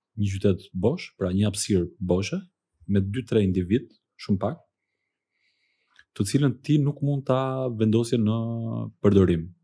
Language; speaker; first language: Albanian; early bilingual, heritage; Albanian